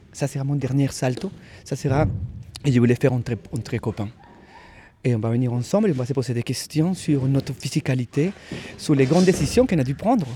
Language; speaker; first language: French; native; French